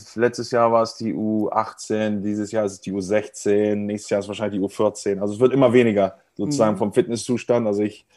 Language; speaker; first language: German; native; German